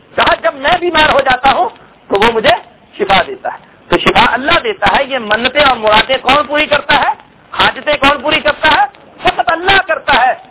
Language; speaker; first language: Urdu; non-native, local second language; Punjabi